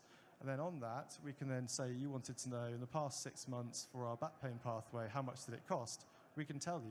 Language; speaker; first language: English; native; English